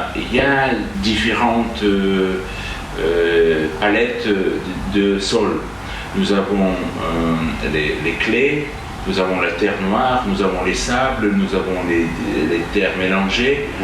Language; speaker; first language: French; non-native, fluent; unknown